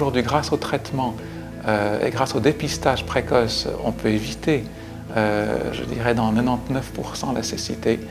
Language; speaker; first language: French; native; French